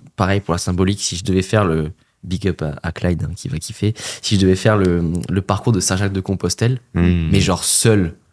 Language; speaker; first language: French; native; French